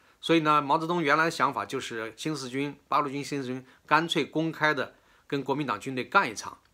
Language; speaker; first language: Chinese; native; Chinese